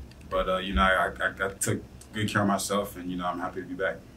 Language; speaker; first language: English; non-native, fluent; French